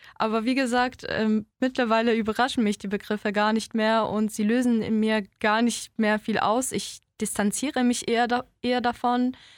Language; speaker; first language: German; early bilingual, other home language; Polish